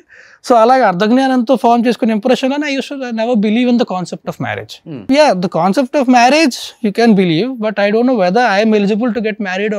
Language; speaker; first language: Telugu; native; Telugu